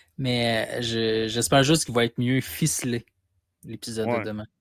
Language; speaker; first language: French; native; French